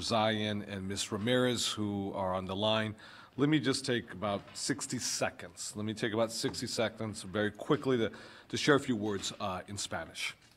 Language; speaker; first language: English; early bilingual, other home language; Spanish